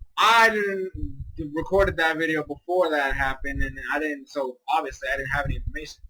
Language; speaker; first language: English; native; English